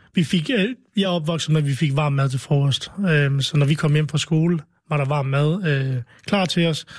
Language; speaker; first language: Danish; early bilingual, other home language; Arabic